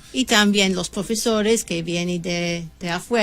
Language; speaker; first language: Spanish; non-native, learner; English